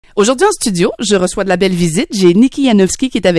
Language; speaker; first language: French; native; French